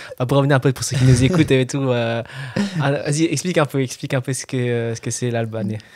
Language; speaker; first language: French; early bilingual, other home language; Khmer